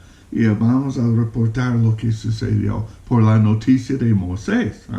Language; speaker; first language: Spanish; non-native, fluent; English